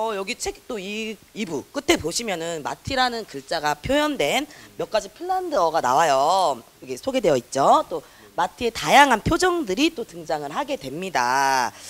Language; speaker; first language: Korean; native; Korean